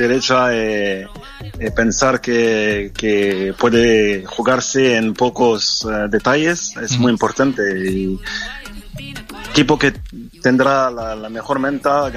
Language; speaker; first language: Spanish; non-native, fluent; French